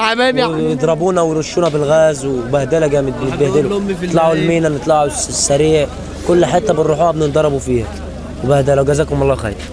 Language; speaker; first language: Arabic; native; Arabic